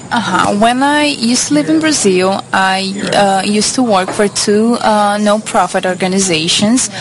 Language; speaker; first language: English; non-native, fluent; Portuguese